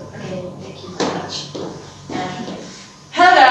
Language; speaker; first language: English; non-native, learner; Indonesian